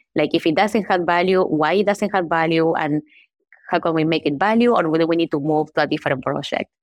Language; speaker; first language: English; non-native, fluent; Spanish